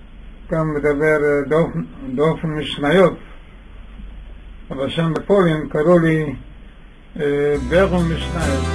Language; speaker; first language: Hebrew; non-native, fluent; Yiddish